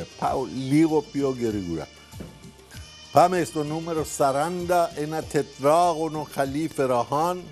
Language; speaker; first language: Greek; non-native, learner; Persian